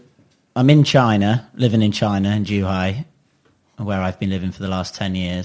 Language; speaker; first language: English; native; English